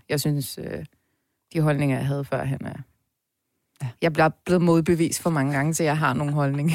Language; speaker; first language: Danish; early bilingual, other home language; Turkish